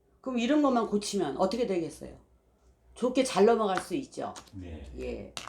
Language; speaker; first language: Korean; native; Korean